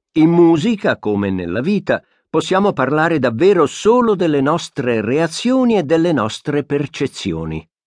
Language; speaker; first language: Italian; native; Italian